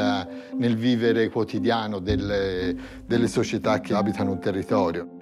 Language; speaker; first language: Italian; native; Italian